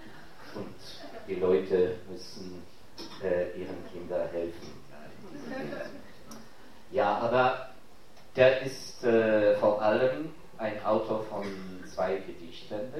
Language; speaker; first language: German; non-native, fluent; Ukrainian